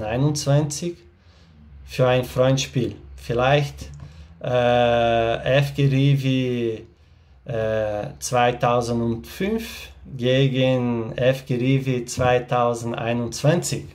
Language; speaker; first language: German; non-native, learner; Portuguese